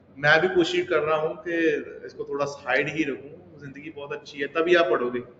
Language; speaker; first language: Hindi; non-native, local second language; Punjabi